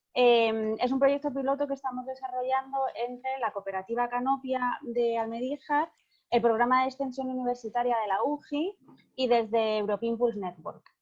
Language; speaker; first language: Spanish; native; Spanish